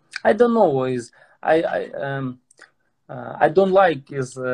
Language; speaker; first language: English; non-native, learner; Russian